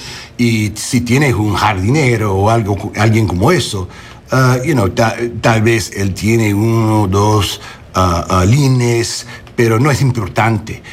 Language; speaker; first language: Spanish; non-native, learner; English